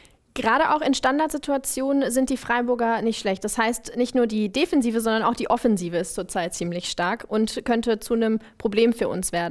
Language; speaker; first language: German; native; German